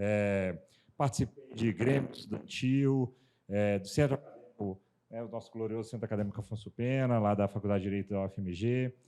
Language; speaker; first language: Portuguese; native; Portuguese